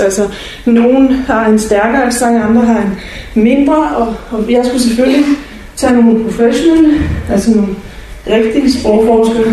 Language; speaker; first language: Danish; non-native, fluent; Bulgarian